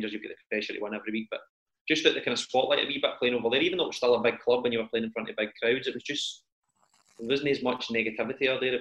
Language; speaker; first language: English; native; English